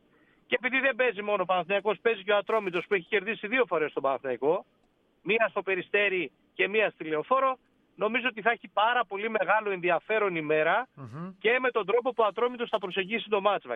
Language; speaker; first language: Greek; native; Greek